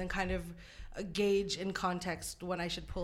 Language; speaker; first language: English; non-native, local second language; Filipino